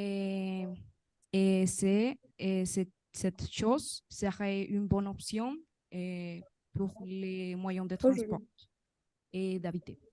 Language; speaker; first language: French; non-native, learner; Spanish